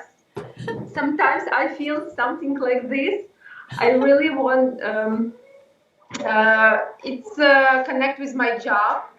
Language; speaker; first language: English; non-native, learner; Ukrainian